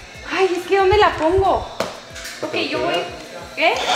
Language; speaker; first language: Spanish; early bilingual, heritage; Spanish